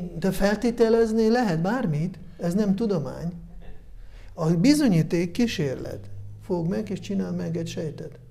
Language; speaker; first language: Hungarian; early bilingual, heritage; Hungarian